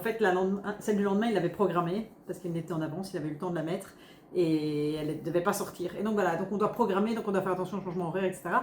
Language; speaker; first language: French; native; French